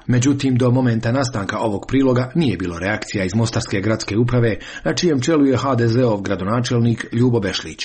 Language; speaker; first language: Serbian; native; Serbian